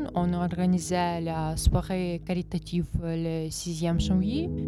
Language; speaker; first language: French; non-native, fluent; Ukrainian